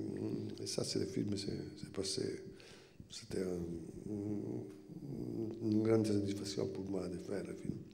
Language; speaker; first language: French; non-native, fluent; Italian